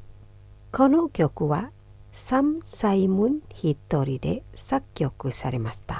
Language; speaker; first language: Japanese; non-native, fluent; Indonesian